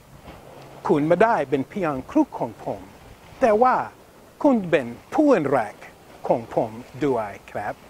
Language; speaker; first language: Thai; non-native, learner; English